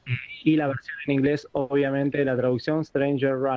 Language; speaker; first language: Spanish; native; Spanish